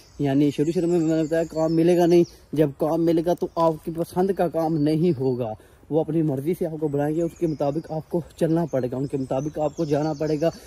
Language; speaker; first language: Urdu; non-native, local second language; Punjabi